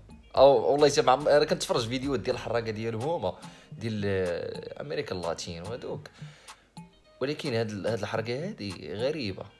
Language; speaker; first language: Arabic; native; Arabic